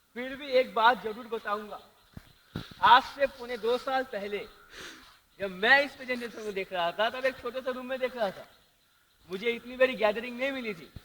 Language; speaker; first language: Hindi; non-native, local second language; Bangla